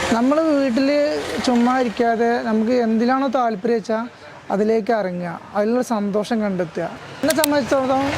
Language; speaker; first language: Malayalam; native; Malayalam